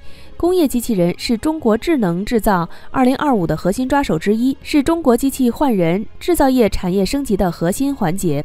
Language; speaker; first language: Chinese; native; Chinese